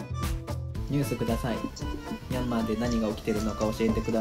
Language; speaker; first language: Japanese; native; Japanese